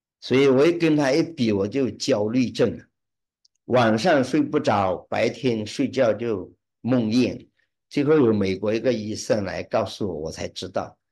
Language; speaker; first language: Chinese; early bilingual, heritage; Chinese